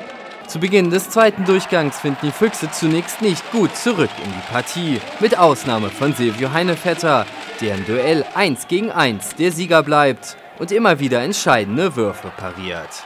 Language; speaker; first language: German; native; German